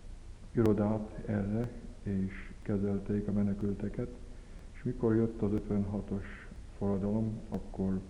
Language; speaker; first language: Hungarian; early bilingual, heritage; Hungarian